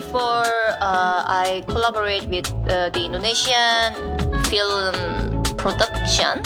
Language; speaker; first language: English; non-native, learner; Korean